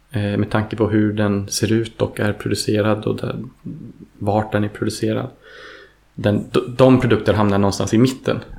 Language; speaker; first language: Swedish; early bilingual, heritage; Swedish